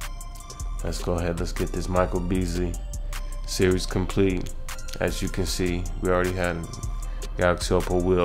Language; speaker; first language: English; native; English